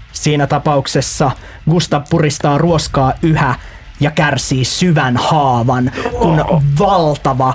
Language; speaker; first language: Finnish; native; Finnish